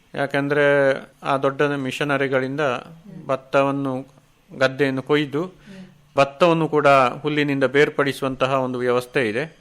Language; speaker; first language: Kannada; native; Kannada